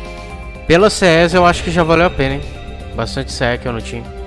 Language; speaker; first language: Portuguese; native; Portuguese